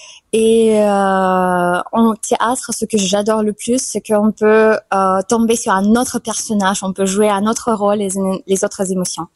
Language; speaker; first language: French; non-native, fluent; German